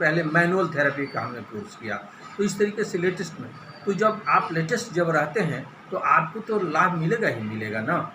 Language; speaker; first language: Hindi; native; Hindi